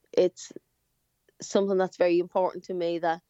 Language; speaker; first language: English; native; English